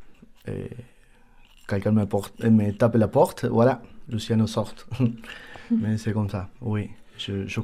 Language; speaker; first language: French; non-native, learner; Spanish